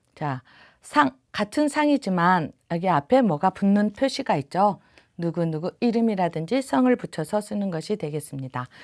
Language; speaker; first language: Korean; native; Korean